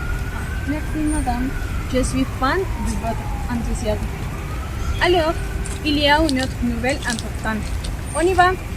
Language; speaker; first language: French; non-native, learner; Spanish